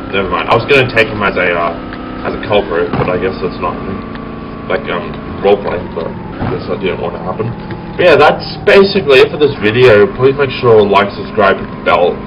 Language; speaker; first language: English; native; English